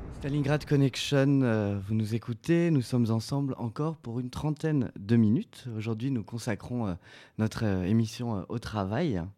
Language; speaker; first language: French; native; French